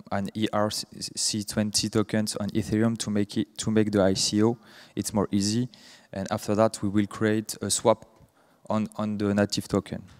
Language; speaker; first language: English; non-native, fluent; French